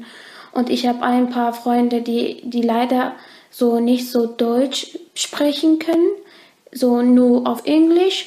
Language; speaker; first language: German; non-native, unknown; Turkish